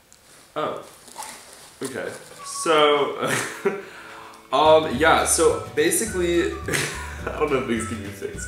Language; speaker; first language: English; native; English